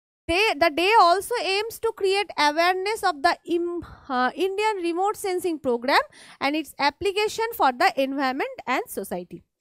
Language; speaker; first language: English; non-native, local second language; Bangla